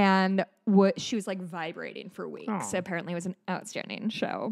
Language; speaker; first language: English; native; English